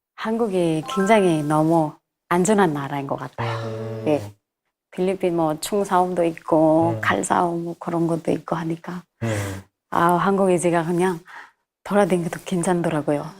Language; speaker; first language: Korean; non-native, fluent; Filipino